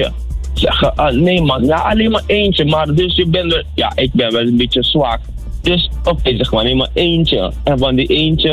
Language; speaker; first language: Dutch; non-native, local second language; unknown